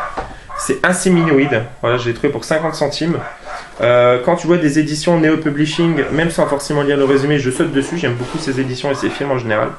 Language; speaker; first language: French; native; French